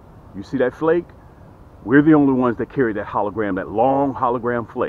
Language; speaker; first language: English; native; English